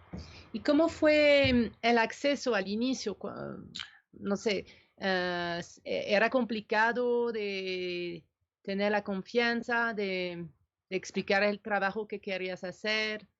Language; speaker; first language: Spanish; non-native, fluent; French